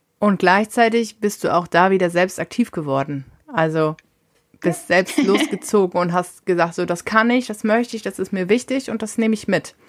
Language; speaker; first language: German; native; German